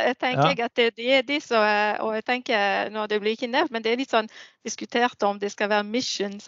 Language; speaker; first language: Norwegian; non-native, fluent; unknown